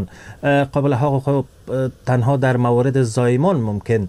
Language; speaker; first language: Persian; native; Persian